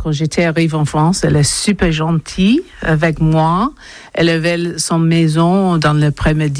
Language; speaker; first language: French; non-native, learner; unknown